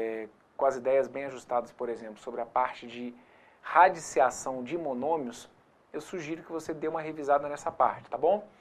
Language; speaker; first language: Portuguese; native; Portuguese